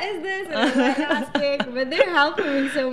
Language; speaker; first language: English; non-native, fluent; Arabic